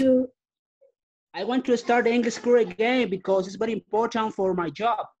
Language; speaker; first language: English; non-native, learner; Spanish